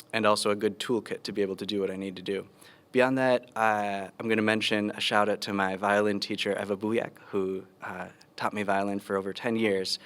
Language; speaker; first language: English; early bilingual, other home language; Spanish